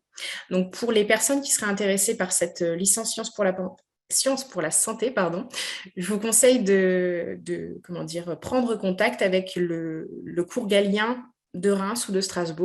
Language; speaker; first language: French; native; French